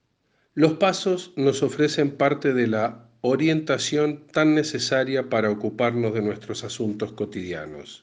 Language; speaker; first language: Spanish; native; Spanish